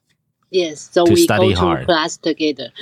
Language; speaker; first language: English; non-native, learner; Chinese